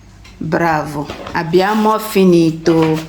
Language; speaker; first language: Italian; non-native, fluent; English